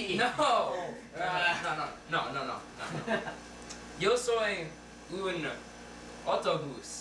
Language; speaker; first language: Spanish; non-native, learner; English